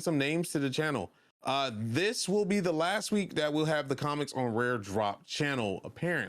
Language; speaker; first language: English; native; English